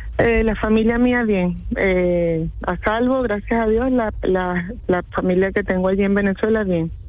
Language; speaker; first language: Spanish; native; Spanish